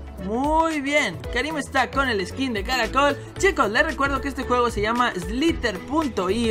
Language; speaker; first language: Spanish; native; Spanish